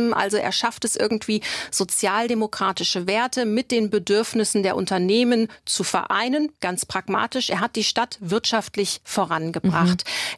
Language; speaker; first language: German; native; German